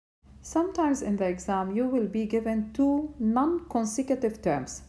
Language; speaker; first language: English; non-native, fluent; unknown